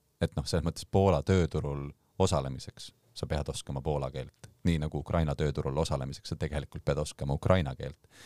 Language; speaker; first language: Estonian; native; Estonian